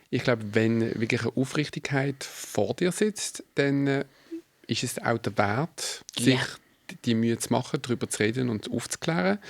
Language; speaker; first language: German; native; German